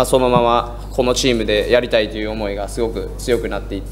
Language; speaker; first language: Japanese; native; Japanese